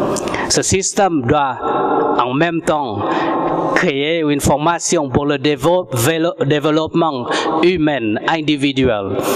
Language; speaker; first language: French; non-native, fluent; Vietnamese